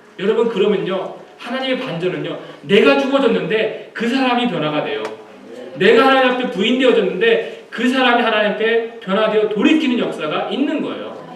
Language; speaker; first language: Korean; native; Korean